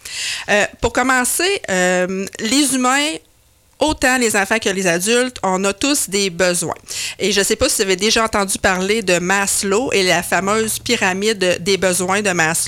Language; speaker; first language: French; native; French